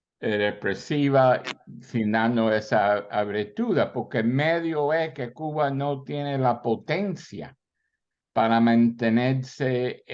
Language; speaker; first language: Spanish; early bilingual, heritage; Spanish